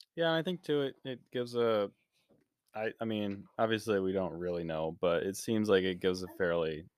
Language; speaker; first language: English; native; English